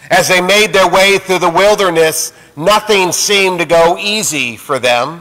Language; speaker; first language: English; native; English